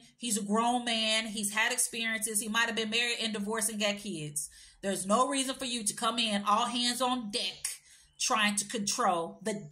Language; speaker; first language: English; native; English